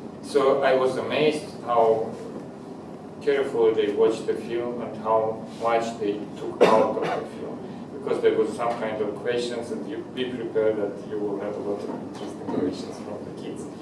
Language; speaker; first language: English; non-native, fluent; Armenian